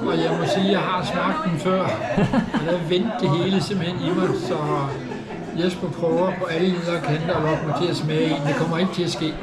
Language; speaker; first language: Danish; native; Danish